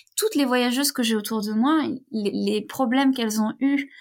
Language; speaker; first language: French; native; French